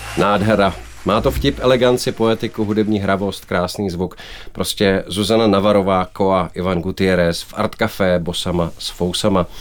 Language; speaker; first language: Czech; native; Czech